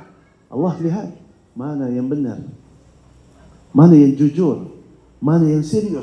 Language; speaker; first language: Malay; non-native, fluent; Arabic